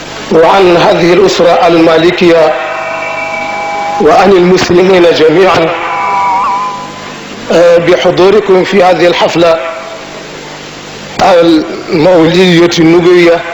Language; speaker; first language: Arabic; non-native, local second language; Wolof